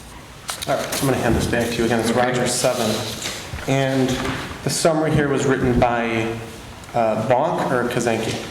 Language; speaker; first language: English; native; English